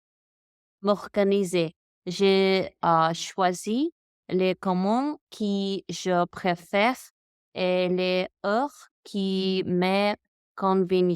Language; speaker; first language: French; non-native, learner; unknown